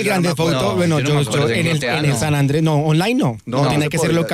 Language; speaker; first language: Spanish; native; Spanish